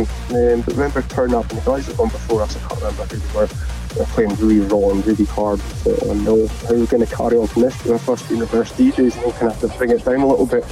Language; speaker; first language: English; native; English